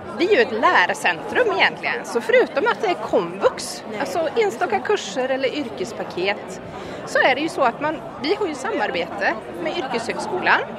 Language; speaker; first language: Swedish; native; Swedish